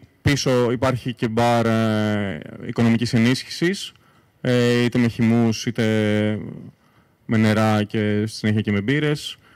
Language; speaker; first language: Greek; native; Greek